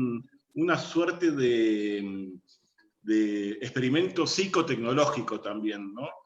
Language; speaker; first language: Spanish; native; Spanish